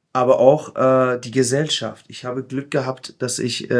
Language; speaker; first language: German; non-native, fluent; Persian